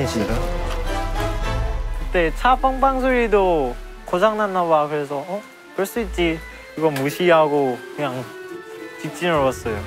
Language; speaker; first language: Korean; non-native, fluent; Thai